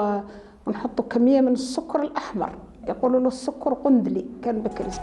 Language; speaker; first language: Arabic; native; Arabic